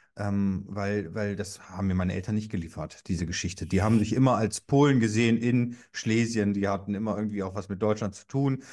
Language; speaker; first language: German; early bilingual, other home language; Polish